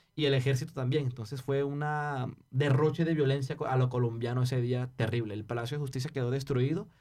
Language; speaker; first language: Spanish; native; Spanish